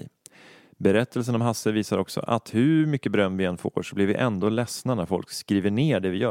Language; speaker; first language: Swedish; native; Swedish